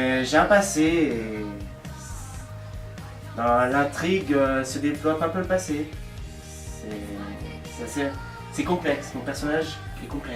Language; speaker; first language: French; native; French